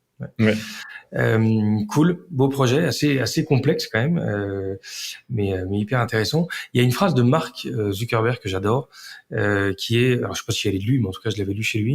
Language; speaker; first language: French; native; French